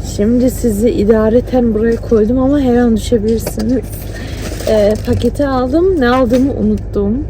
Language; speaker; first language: Turkish; early bilingual, other home language; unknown